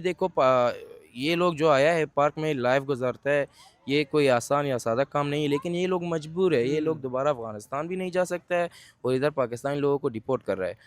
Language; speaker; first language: Hindi; non-native, fluent; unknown